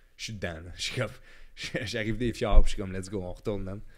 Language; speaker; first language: French; native; French